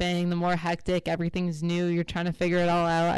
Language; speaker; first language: English; non-native, fluent; Hebrew